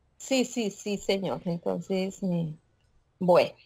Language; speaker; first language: Spanish; native; Spanish